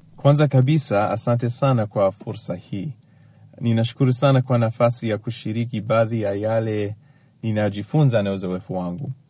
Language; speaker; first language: Swahili; early bilingual, other home language; English